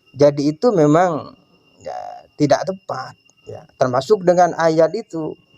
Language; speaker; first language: Indonesian; non-native, local second language; Madurese